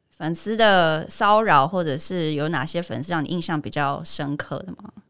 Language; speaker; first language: Chinese; native; Chinese